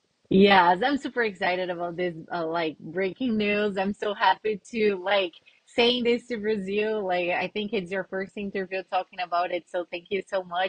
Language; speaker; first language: English; non-native, fluent; Portuguese